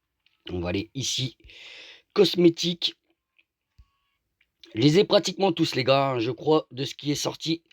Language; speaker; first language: French; native; French